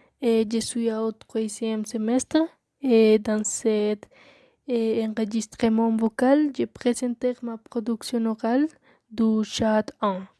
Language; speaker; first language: French; non-native, learner; Spanish